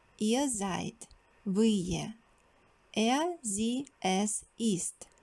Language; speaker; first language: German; non-native, fluent; Ukrainian